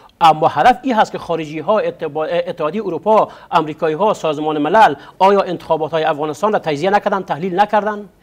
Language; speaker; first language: Persian; non-native, local second language; Pashto